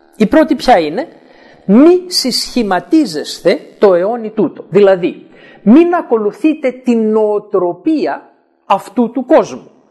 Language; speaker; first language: Greek; native; Greek